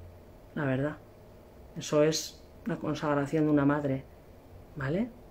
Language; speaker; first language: Spanish; native; Spanish